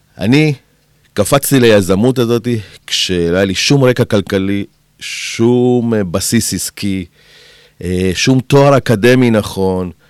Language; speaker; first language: Hebrew; early bilingual, other home language; Spanish